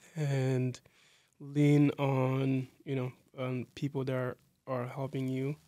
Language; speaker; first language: English; non-native, fluent; Kinyarwanda